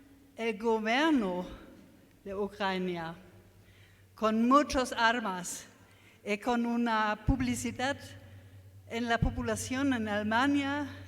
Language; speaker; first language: Spanish; non-native, learner; German